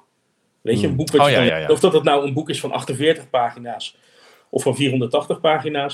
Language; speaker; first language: Dutch; native; Dutch